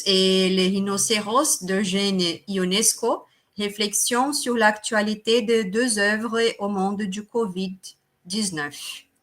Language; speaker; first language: French; non-native, fluent; Portuguese